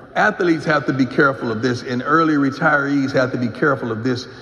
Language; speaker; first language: English; native; English